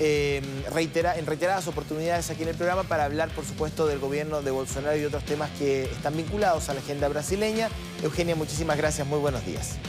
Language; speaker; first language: Spanish; native; Spanish